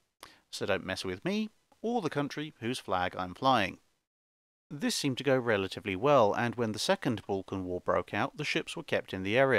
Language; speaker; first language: English; native; English